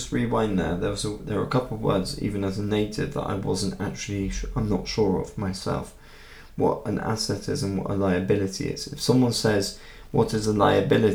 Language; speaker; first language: English; native; English